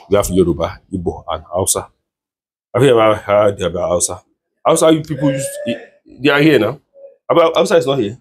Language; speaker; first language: English; non-native, local second language; Yoruba